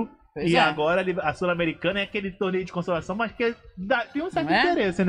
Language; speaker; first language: Portuguese; native; Portuguese